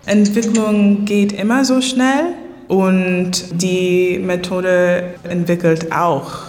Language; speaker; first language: German; non-native, learner; English